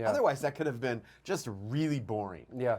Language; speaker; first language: English; native; English